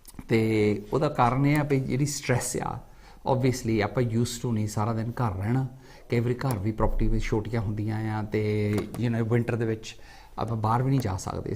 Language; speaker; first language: Punjabi; early bilingual, heritage; Punjabi